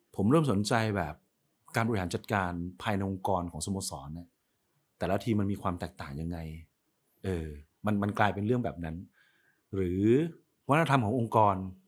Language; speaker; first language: Thai; native; Thai